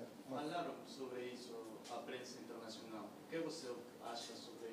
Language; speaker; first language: Portuguese; non-native, learner; Spanish